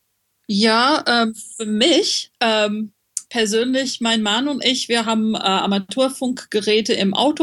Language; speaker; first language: German; non-native, learner; French